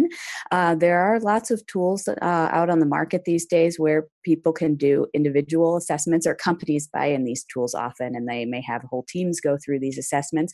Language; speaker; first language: English; native; English